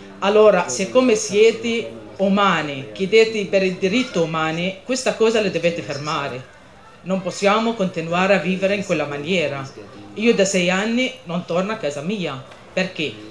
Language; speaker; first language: Italian; non-native, fluent; Arabic